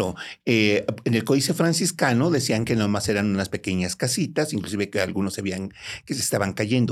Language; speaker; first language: Spanish; native; Spanish